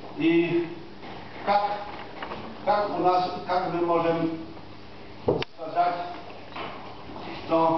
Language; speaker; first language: Russian; non-native, fluent; Polish